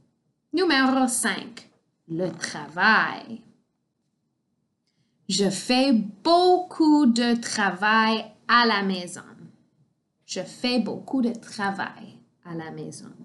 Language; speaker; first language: French; non-native, fluent; English